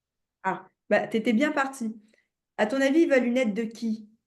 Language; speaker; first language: French; native; French